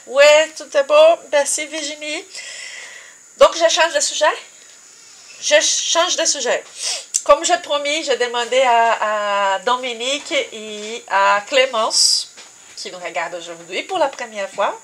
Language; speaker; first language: French; non-native, fluent; Portuguese